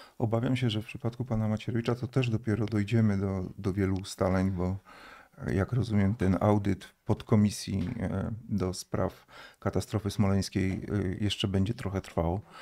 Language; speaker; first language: Polish; native; Polish